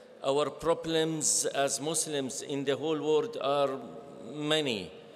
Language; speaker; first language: English; non-native, fluent; Arabic